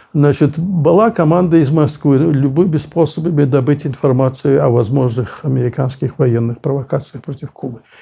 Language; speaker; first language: Russian; native; Russian